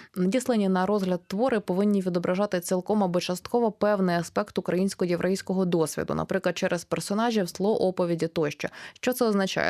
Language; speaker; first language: Ukrainian; native; Ukrainian